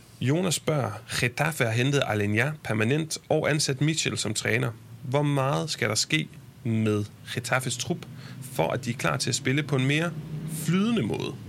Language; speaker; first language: Danish; native; Danish